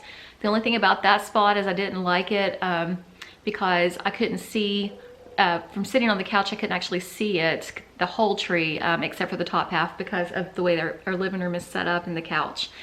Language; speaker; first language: English; native; English